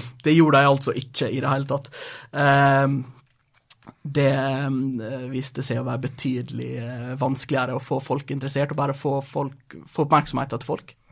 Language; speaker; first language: Norwegian; early bilingual, other home language; Swedish